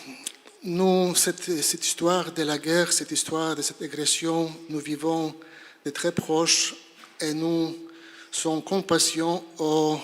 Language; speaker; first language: French; non-native, fluent; Polish